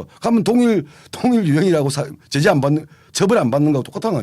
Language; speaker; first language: Korean; native; Korean